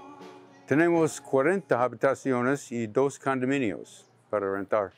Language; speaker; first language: Spanish; non-native, learner; English